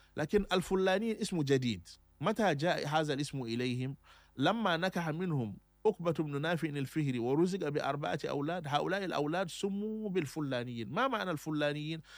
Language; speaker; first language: Arabic; non-native, fluent; Fula